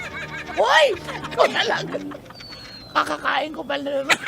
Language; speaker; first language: Filipino; native; Filipino